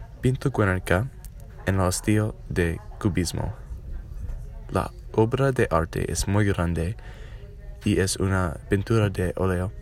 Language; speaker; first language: Spanish; non-native, learner; English